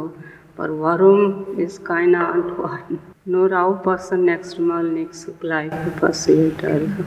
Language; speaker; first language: German; non-native, learner; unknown